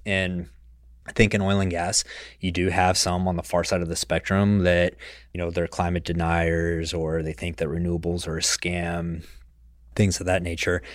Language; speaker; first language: English; native; English